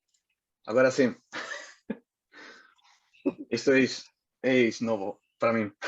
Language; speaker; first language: Portuguese; non-native, learner; Spanish